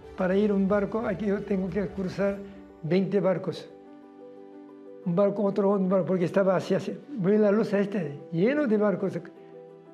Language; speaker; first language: Spanish; non-native, learner; Korean